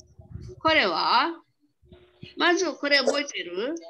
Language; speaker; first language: Japanese; non-native, fluent; Filipino